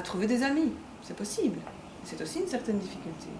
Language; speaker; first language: French; native; French